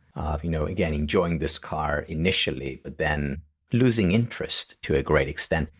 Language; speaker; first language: English; non-native, fluent; Hebrew